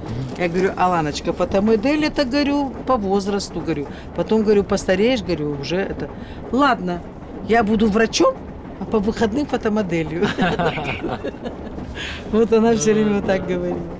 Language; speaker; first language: Russian; native; Russian